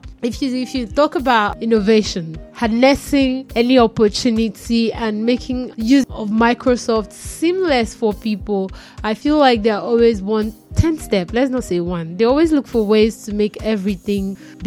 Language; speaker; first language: English; non-native, local second language; Yoruba